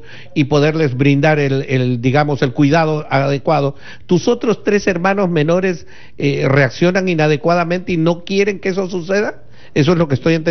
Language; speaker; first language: Spanish; native; Spanish